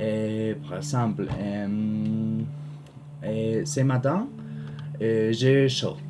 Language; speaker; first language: French; non-native, learner; Spanish